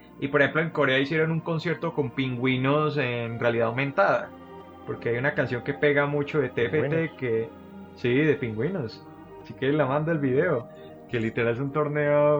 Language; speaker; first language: Spanish; native; Spanish